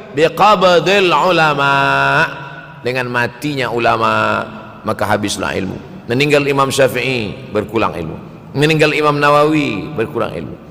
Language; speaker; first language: Malay; native; Malay